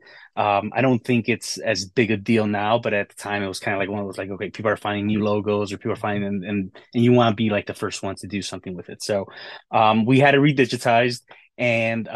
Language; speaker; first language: English; native; English